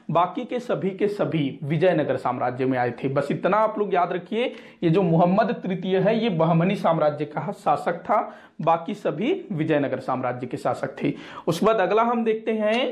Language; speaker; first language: Hindi; non-native, local second language; Marathi